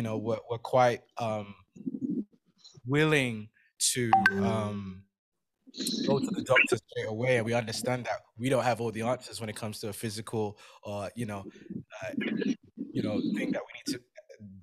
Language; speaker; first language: English; native; English